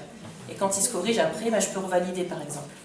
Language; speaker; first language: French; native; French